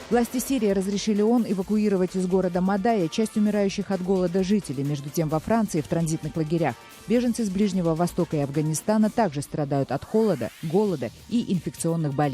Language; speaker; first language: Russian; native; Russian